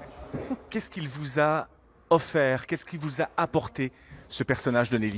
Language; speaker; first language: French; native; French